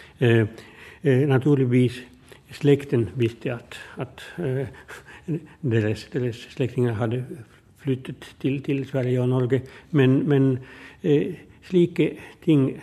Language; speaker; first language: Norwegian; non-native, fluent; Finnish